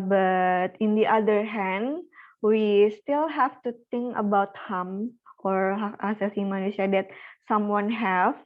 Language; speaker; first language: English; non-native, learner; Indonesian